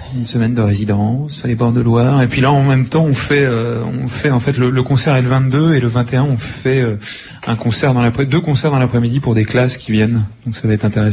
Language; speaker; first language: French; native; French